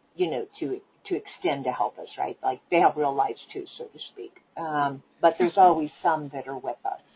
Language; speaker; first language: English; native; English